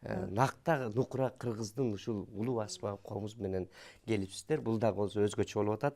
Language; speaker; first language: Kyrgyz; native; Kyrgyz